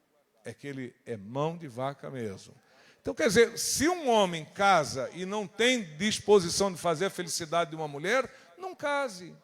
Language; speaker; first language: Portuguese; native; Portuguese